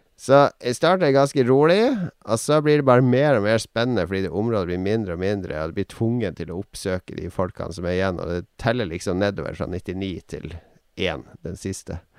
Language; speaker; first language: Norwegian; native; Norwegian